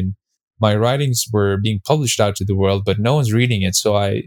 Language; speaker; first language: English; non-native, local second language; Filipino